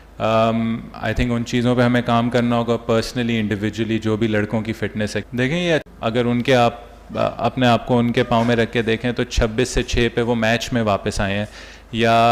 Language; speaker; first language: Urdu; native; Urdu